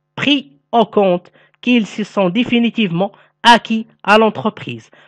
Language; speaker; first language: French; non-native, local second language; Arabic